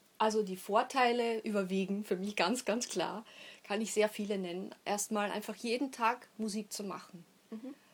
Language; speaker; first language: German; native; German